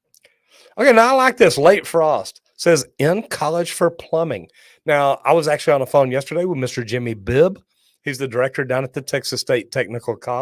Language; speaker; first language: English; native; English